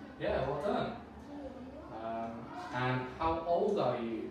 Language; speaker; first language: English; native; English